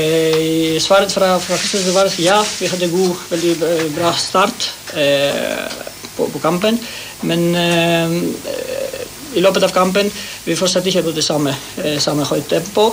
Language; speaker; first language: Norwegian; non-native, fluent; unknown